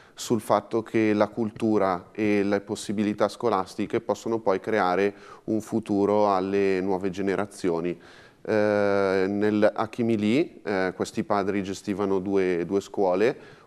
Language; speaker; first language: Italian; native; Italian